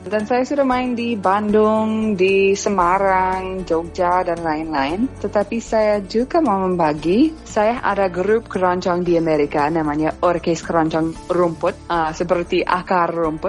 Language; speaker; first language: Indonesian; non-native, fluent; English